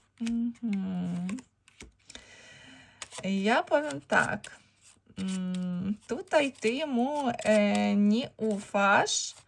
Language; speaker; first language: Polish; non-native, learner; Ukrainian